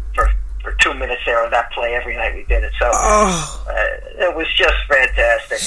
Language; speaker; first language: English; native; English